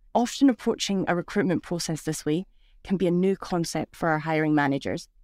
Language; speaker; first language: English; native; English